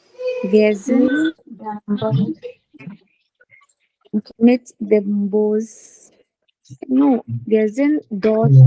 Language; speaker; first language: German; non-native, learner; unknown